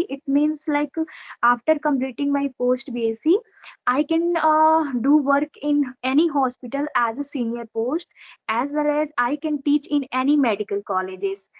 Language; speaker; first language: English; non-native, learner; Odia